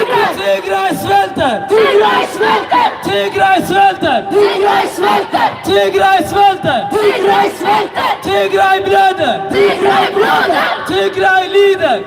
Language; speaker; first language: Swedish; early bilingual, other home language; Tigrinya